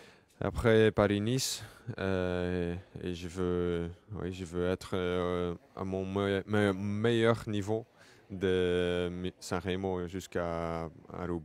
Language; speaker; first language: French; non-native, local second language; Dutch